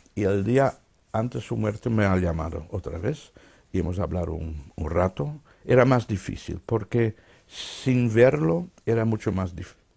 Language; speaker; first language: Spanish; non-native, fluent; Dutch